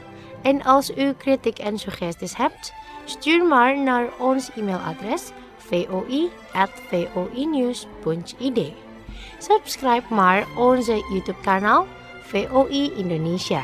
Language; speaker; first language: Dutch; non-native, fluent; Indonesian